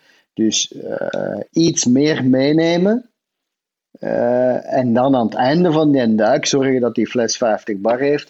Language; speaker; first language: Dutch; native; Dutch